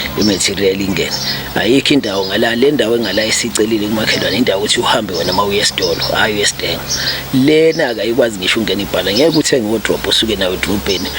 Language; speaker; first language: Zulu; native; Zulu